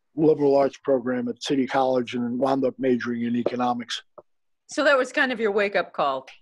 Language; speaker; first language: English; native; English